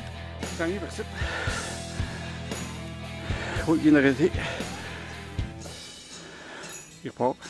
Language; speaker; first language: French; native; French